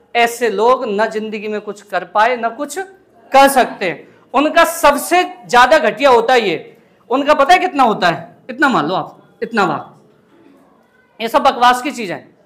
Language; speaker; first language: Hindi; native; Hindi